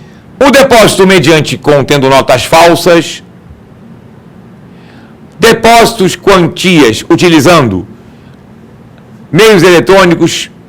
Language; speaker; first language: Portuguese; native; Portuguese